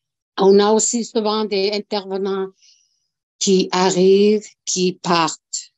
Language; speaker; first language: French; non-native, local second language; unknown